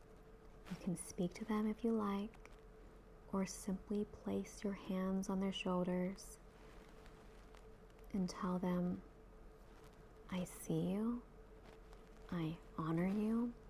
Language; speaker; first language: English; native; English